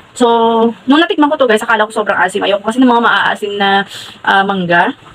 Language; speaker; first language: Filipino; non-native, local second language; Hiligaynon